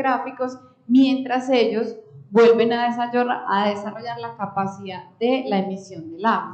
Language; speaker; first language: Spanish; native; Spanish